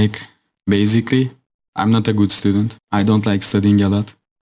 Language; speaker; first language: English; non-native, fluent; Turkish